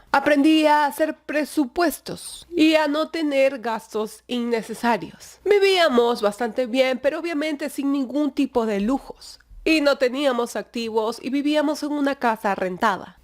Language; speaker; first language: Spanish; native; Spanish